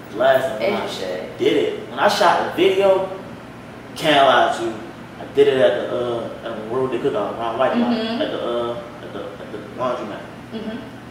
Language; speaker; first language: English; native; English